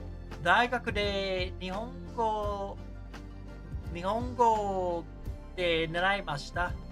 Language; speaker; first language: Japanese; non-native, learner; English